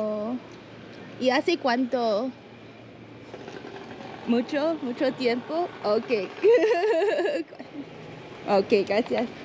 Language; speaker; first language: Spanish; non-native, learner; English